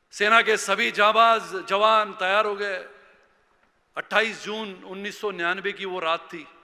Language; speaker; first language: Hindi; non-native, local second language; Marathi